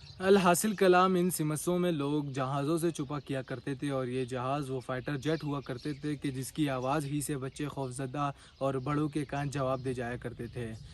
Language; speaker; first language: Urdu; non-native, local second language; Pashto